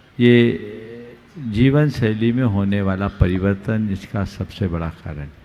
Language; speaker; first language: Hindi; native; Hindi